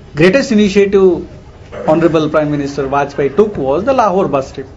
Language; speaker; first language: English; non-native, local second language; Kannada